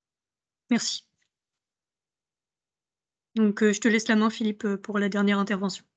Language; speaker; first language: French; native; French